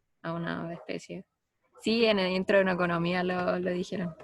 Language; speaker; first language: Spanish; native; Spanish